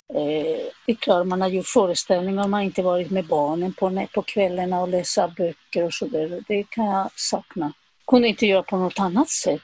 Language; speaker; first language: Swedish; non-native, fluent; Spanish